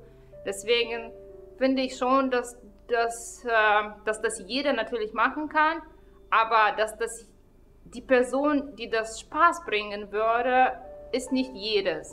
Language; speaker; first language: German; non-native, fluent; Russian